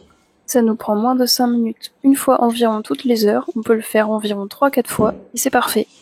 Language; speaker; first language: French; native; French